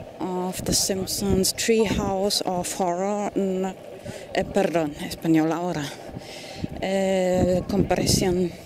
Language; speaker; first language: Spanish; non-native, fluent; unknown